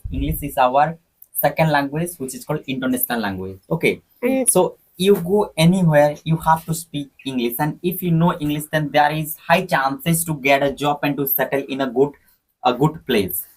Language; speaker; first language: English; non-native, local second language; Odia